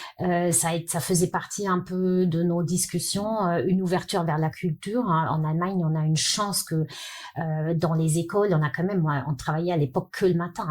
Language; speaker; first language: French; non-native, fluent; German